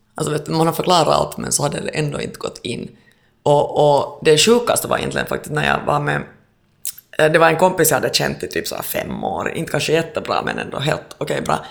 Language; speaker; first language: Swedish; native; Swedish